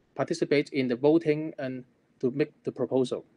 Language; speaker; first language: English; non-native, local second language; Cantonese